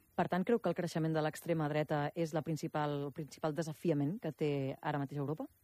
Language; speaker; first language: Catalan; native; Catalan